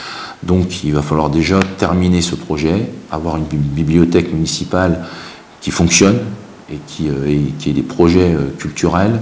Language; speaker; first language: French; native; French